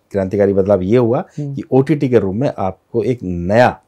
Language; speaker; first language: Hindi; native; Hindi